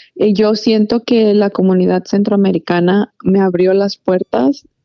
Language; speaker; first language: Spanish; native; Spanish